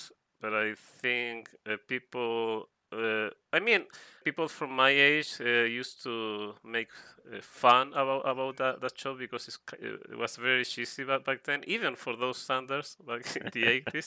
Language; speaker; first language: English; non-native, fluent; Spanish